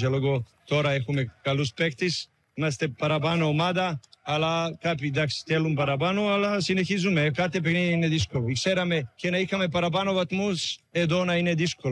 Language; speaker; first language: Greek; non-native, learner; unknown